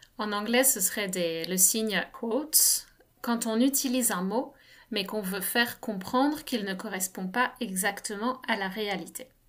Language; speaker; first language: French; native; French